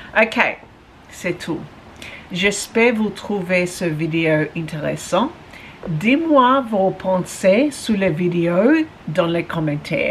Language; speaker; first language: French; non-native, learner; English